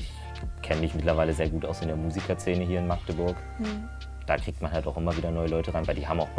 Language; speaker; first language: German; native; German